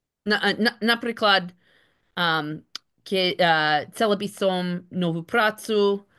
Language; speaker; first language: Slovak; non-native, learner; English